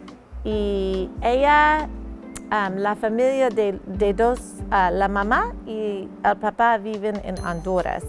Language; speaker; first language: Spanish; non-native, fluent; English